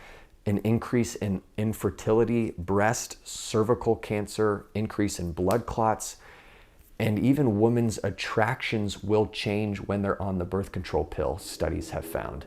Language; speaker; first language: English; native; English